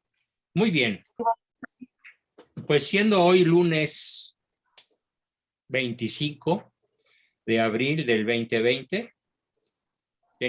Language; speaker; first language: Spanish; native; Spanish